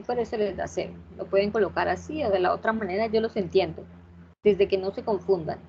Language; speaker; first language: Spanish; native; Spanish